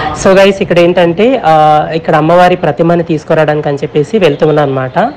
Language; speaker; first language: Telugu; non-native, local second language; Lambadi